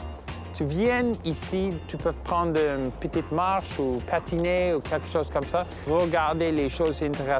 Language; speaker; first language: French; non-native, local second language; English